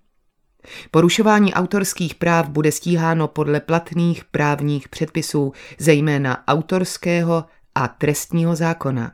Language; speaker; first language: Czech; native; Czech